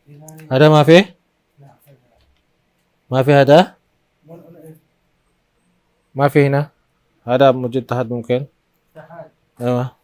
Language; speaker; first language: Arabic; non-native, learner; Filipino